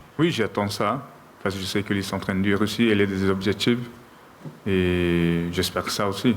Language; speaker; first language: French; non-native, learner; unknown